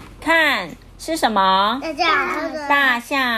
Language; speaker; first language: Chinese; native; Chinese